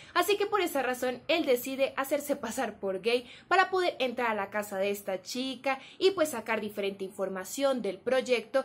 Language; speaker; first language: Spanish; native; Spanish